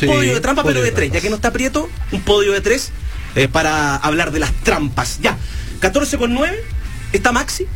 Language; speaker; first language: Spanish; native; Spanish